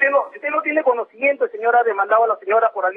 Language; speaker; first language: Spanish; native; Spanish